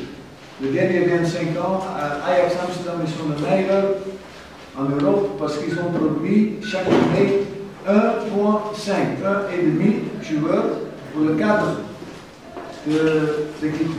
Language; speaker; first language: French; non-native, fluent; German